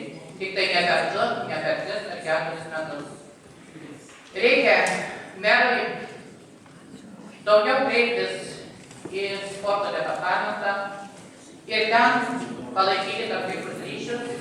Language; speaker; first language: Lithuanian; native; Lithuanian